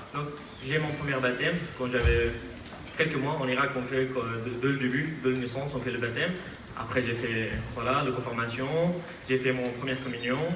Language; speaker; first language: French; non-native, fluent; Aramaic